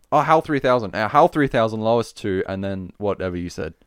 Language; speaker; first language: English; native; English